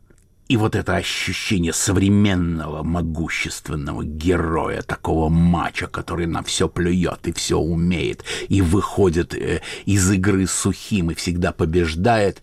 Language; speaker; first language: Russian; native; Russian